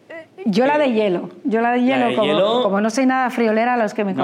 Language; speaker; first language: Spanish; native; Spanish